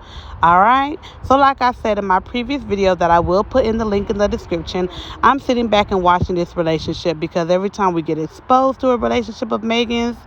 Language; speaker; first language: English; native; English